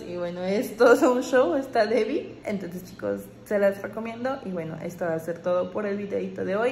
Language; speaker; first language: Spanish; native; Spanish